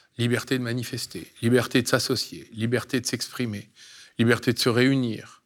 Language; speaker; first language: French; native; French